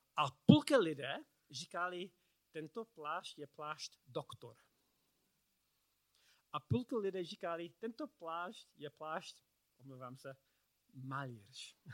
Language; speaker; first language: Czech; non-native, learner; English